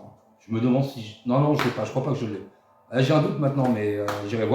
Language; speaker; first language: French; native; French